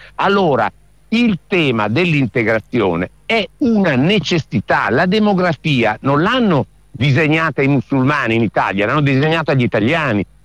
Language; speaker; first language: Italian; native; Italian